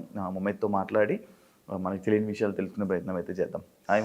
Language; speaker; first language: Telugu; native; Telugu